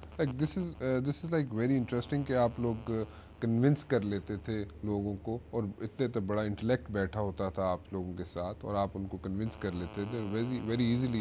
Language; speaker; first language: Urdu; native; Urdu